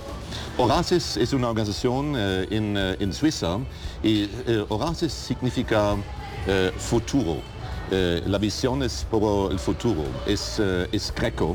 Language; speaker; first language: Spanish; non-native, learner; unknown